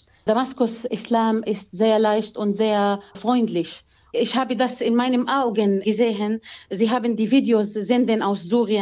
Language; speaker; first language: German; non-native, learner; Arabic